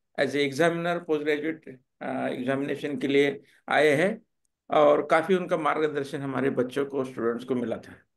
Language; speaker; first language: Hindi; non-native, local second language; Marathi